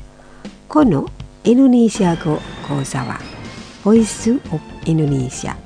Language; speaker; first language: Japanese; non-native, fluent; Indonesian